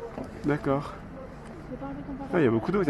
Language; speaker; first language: French; native; French